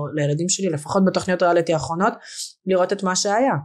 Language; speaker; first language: Hebrew; early bilingual, other home language; Russian